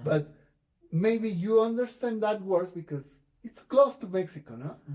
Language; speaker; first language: English; non-native, fluent; Spanish